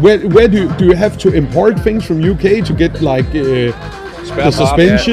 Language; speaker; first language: English; non-native, fluent; Danish